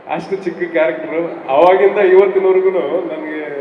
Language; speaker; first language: Kannada; native; Kannada